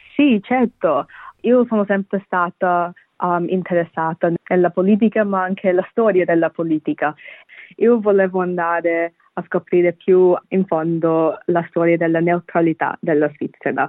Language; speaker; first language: Italian; non-native, fluent; Bangla